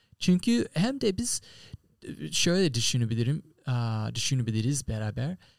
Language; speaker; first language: Turkish; non-native, fluent; English